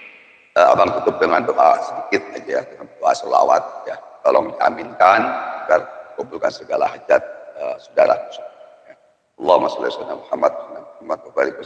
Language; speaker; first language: Indonesian; native; Indonesian